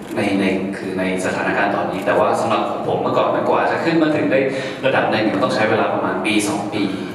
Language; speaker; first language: Thai; early bilingual, heritage; Thai